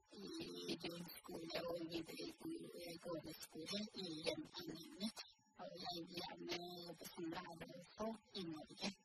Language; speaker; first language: Norwegian; non-native, fluent; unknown